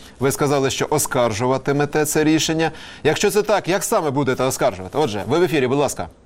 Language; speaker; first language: Ukrainian; native; Ukrainian